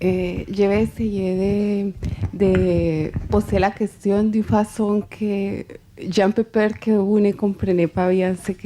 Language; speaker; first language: French; non-native, fluent; Spanish